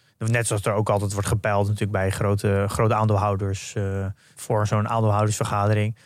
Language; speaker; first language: Dutch; native; Dutch